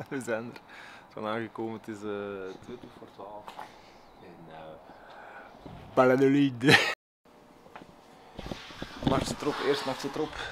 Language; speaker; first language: Dutch; native; Dutch